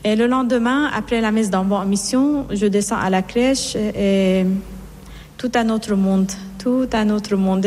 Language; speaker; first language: French; non-native, fluent; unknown